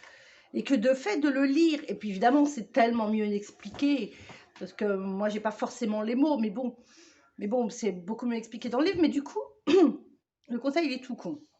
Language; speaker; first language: French; native; French